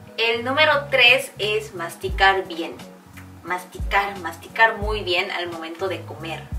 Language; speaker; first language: Spanish; non-native, fluent; Korean